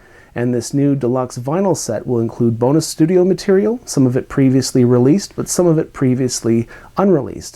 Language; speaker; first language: English; native; English